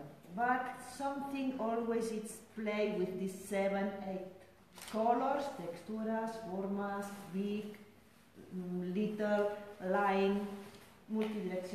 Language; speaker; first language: English; non-native, learner; Spanish